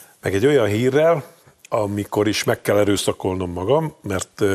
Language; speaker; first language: Hungarian; native; Hungarian